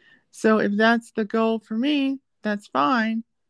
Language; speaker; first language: English; native; English